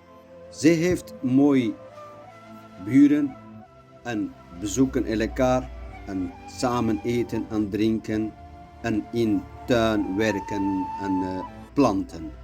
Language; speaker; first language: Dutch; non-native, learner; Kurdish